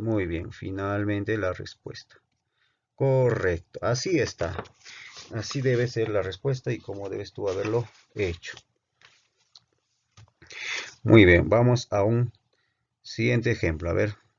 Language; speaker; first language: Spanish; native; Spanish